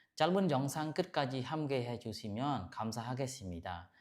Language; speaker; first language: Korean; non-native, fluent; Khmer